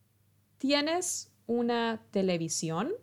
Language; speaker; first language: Spanish; non-native, fluent; English